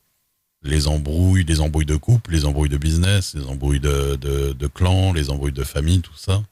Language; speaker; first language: French; native; French